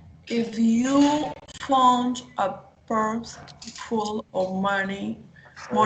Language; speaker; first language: English; non-native, learner; Spanish